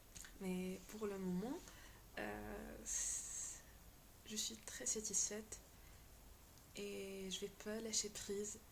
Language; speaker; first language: French; non-native, local second language; Arabic